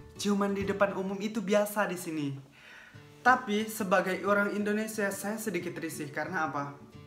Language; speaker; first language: Indonesian; native; Indonesian